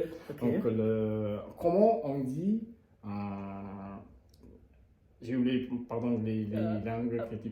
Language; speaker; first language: French; non-native, learner; Kazakh